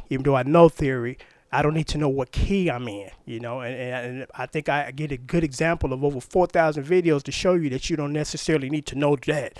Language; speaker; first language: English; native; English